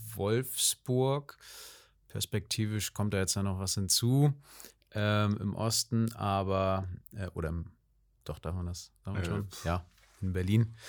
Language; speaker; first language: German; native; German